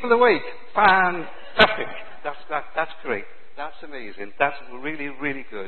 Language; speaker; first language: English; native; English